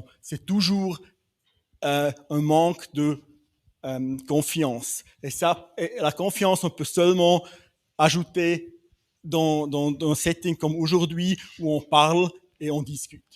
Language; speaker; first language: French; non-native, fluent; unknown